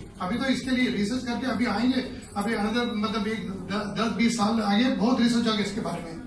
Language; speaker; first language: Hindi; native; Hindi